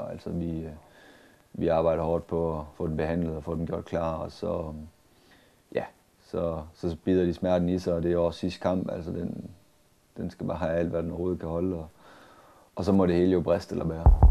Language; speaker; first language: Danish; native; Danish